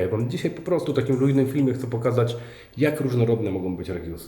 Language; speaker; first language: Polish; native; Polish